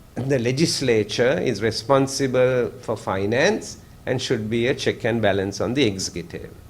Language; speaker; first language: English; non-native, local second language; Sinhala